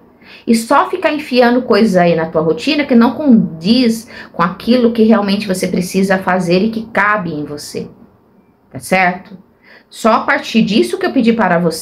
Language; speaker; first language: Portuguese; native; Portuguese